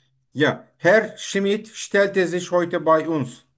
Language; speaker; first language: German; non-native, learner; Turkish